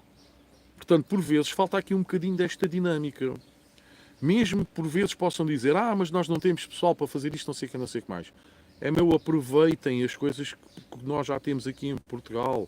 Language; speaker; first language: Portuguese; native; Portuguese